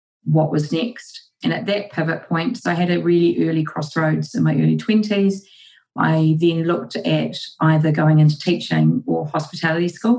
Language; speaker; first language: English; native; English